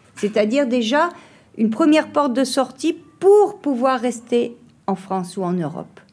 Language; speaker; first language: French; native; French